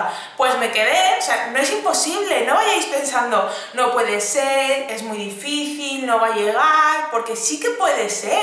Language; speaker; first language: Spanish; native; Spanish